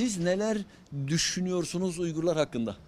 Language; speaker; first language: Turkish; native; Turkish